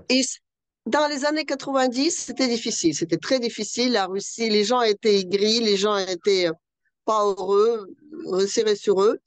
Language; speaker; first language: French; non-native, fluent; Russian